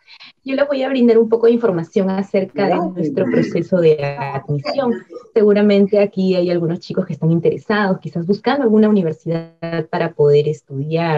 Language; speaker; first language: Spanish; native; Spanish